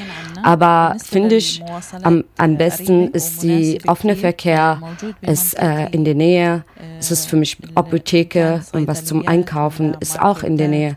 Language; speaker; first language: German; non-native, learner; Arabic